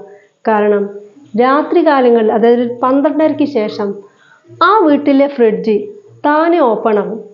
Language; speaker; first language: Malayalam; native; Malayalam